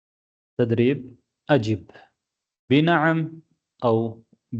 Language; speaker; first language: Arabic; non-native, fluent; Tamil